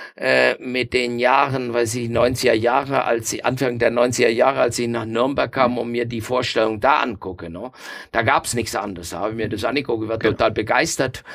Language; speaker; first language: German; non-native, fluent; Spanish